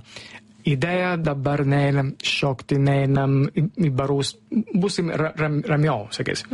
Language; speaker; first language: Lithuanian; non-native, learner; Italian